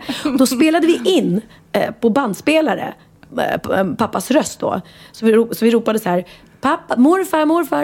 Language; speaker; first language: Swedish; native; Swedish